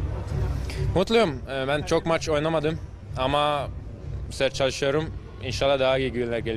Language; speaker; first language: Turkish; non-native, learner; Hungarian